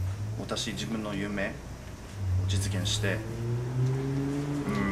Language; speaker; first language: Japanese; non-native, fluent; English